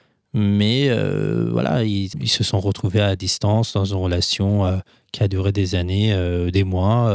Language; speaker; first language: French; non-native, fluent; Persian